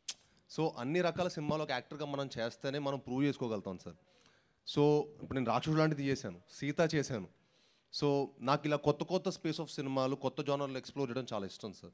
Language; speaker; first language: Telugu; native; Telugu